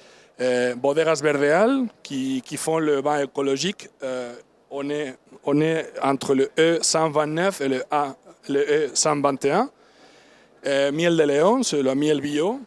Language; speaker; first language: French; non-native, learner; Spanish